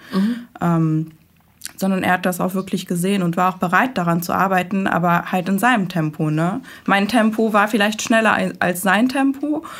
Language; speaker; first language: German; early bilingual, other home language; Persian